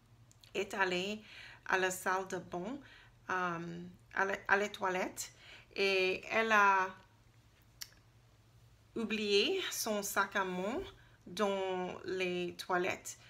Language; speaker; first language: French; non-native, learner; English